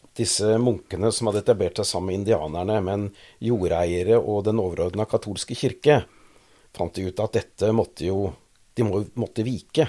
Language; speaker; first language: Norwegian; native; Norwegian